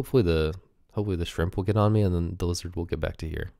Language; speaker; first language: English; native; English